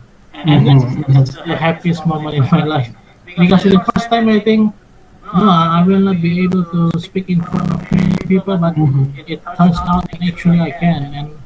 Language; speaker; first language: English; non-native, fluent; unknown